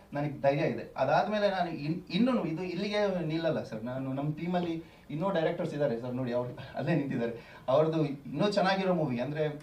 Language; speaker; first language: Kannada; non-native, local second language; Tulu